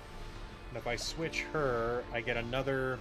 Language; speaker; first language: English; native; English